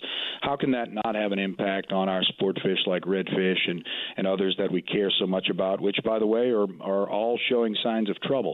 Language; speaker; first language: English; native; English